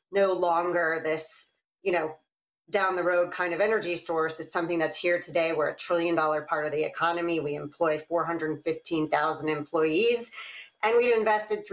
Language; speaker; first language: English; native; English